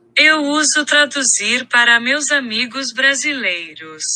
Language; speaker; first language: Portuguese; non-native, learner; English